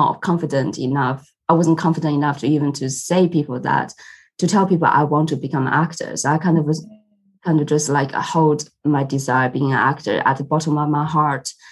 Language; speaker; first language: English; non-native, fluent; Chinese